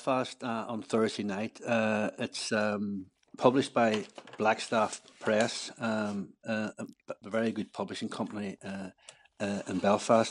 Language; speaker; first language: English; native; English